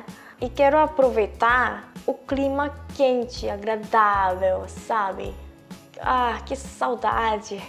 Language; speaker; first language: Portuguese; non-native, fluent; Korean